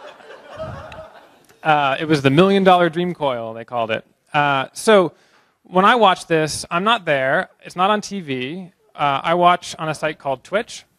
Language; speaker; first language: English; native; English